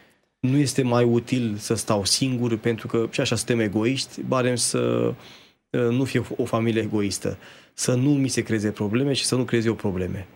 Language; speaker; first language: Romanian; native; Romanian